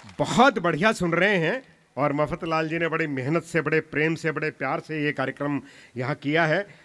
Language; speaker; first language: Hindi; non-native, local second language; Punjabi